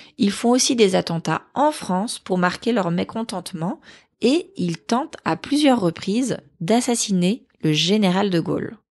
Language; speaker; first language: French; native; French